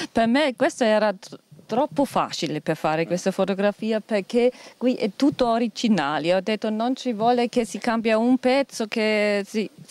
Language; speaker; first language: Italian; non-native, fluent; German